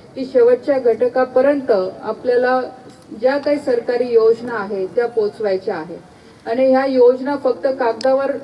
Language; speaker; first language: Marathi; native; Marathi